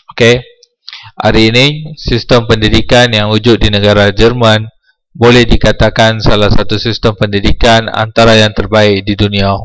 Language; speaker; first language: Malay; native; Malay